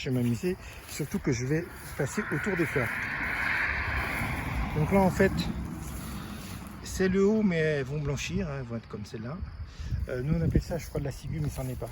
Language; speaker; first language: French; native; French